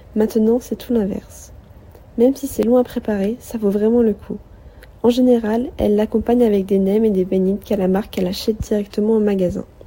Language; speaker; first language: French; native; French